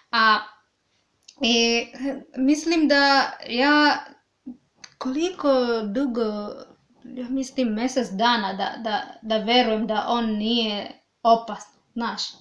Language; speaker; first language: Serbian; non-native, learner; English